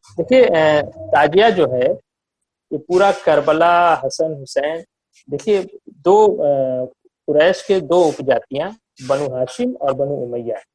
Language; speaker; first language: Hindi; native; Hindi